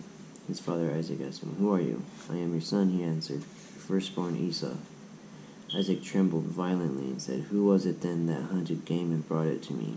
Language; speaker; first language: English; native; English